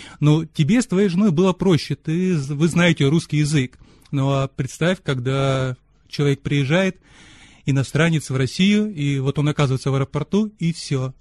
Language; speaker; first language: Russian; native; Russian